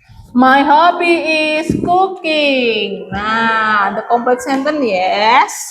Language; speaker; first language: English; non-native, learner; Indonesian